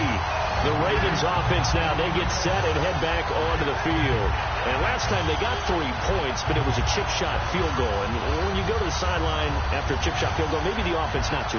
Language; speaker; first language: English; native; English